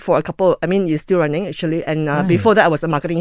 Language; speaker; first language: English; non-native, local second language; Cantonese